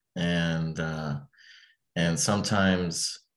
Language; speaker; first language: English; early bilingual, other home language; Arabic